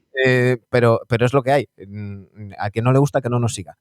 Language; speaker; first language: Spanish; native; Spanish